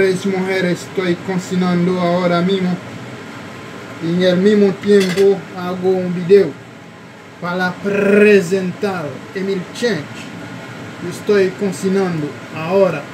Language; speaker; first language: Spanish; non-native, fluent; Haitian Creole